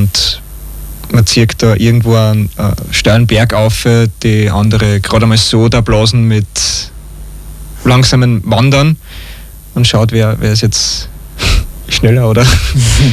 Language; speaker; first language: German; native; German